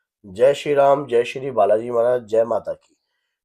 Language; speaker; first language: Hindi; native; Hindi